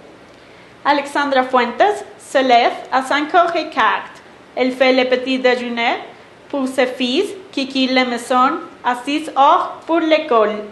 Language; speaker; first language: French; non-native, learner; Spanish